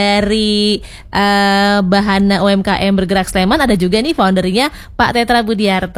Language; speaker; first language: Indonesian; native; Indonesian